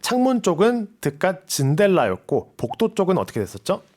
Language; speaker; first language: Korean; native; Korean